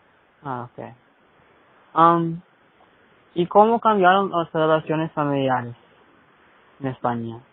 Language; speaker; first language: Spanish; early bilingual, heritage; Spanish